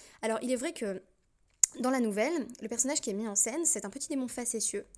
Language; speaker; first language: French; native; French